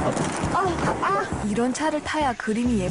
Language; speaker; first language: Korean; native; Korean